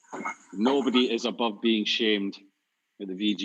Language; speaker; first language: English; native; English